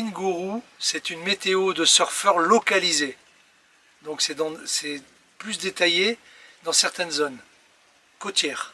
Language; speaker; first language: French; native; French